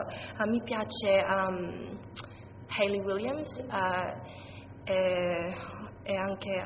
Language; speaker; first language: Italian; non-native, learner; English